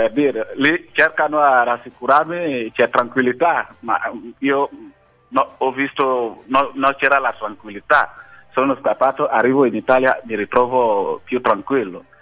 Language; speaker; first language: Italian; non-native, fluent; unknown